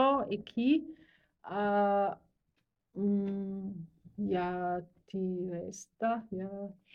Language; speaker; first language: Greek; non-native, learner; German